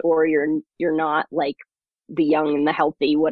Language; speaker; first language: English; early bilingual, other home language; German